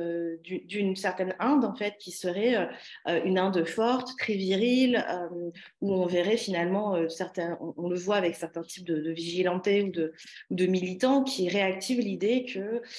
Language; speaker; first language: French; native; French